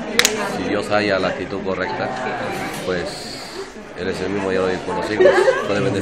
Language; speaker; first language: Spanish; native; Spanish